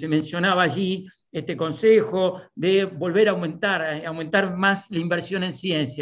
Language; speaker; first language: Spanish; native; Spanish